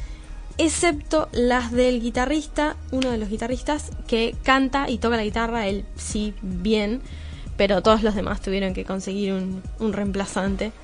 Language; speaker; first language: Spanish; native; Spanish